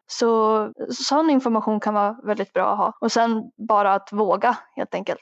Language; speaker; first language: Swedish; native; Swedish